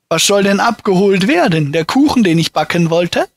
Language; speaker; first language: German; native; German